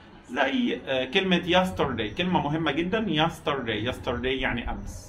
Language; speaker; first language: Arabic; native; Arabic